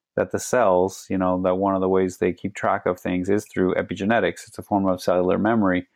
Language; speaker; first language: English; native; English